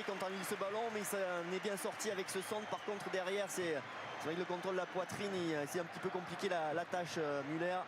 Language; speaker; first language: French; native; French